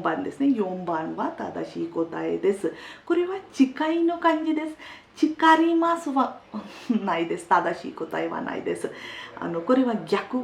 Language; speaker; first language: Japanese; non-native, fluent; Hindi